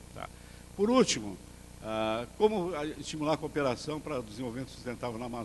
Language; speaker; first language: Portuguese; native; Portuguese